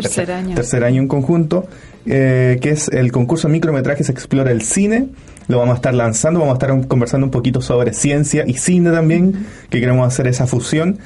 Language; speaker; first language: Spanish; native; Spanish